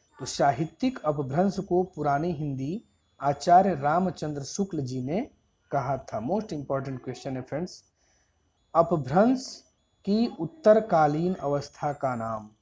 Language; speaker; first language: Hindi; native; Hindi